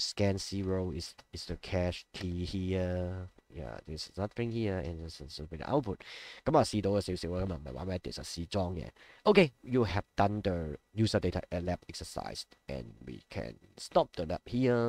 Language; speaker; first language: English; non-native, local second language; Cantonese